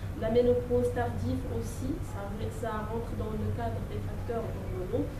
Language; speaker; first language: French; non-native, local second language; Arabic